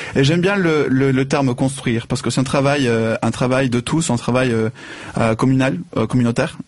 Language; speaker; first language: French; non-native, fluent; Spanish